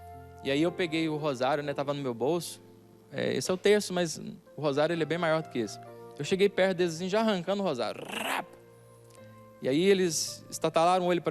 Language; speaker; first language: Portuguese; native; Portuguese